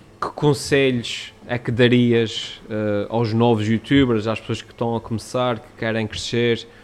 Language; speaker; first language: Portuguese; native; Portuguese